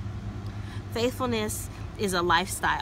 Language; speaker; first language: English; native; English